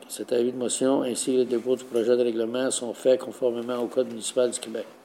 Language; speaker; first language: French; native; French